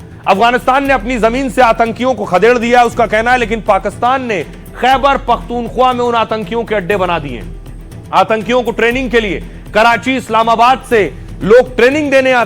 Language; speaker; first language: Hindi; native; Hindi